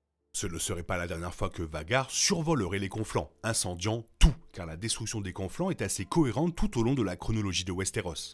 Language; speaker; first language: French; native; French